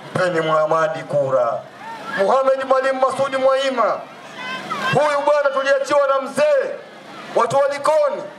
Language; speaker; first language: Swahili; native; Swahili